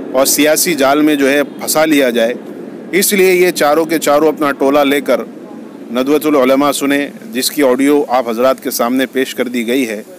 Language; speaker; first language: Urdu; native; Urdu